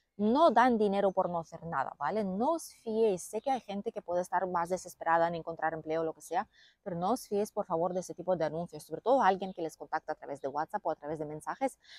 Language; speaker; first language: Spanish; non-native, fluent; Lithuanian